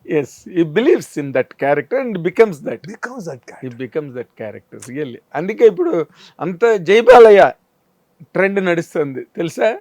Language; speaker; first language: Telugu; native; Telugu